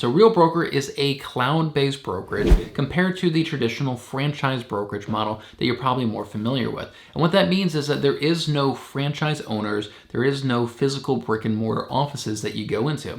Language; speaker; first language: English; native; English